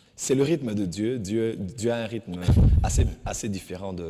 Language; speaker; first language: French; non-native, local second language; Lingala